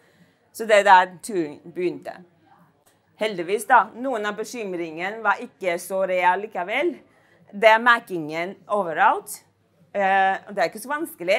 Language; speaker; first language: Norwegian; non-native, fluent; Chinese